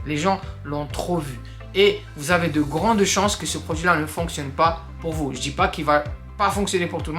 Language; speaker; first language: French; native; French